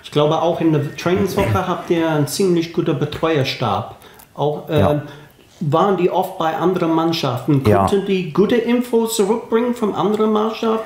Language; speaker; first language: German; non-native, fluent; English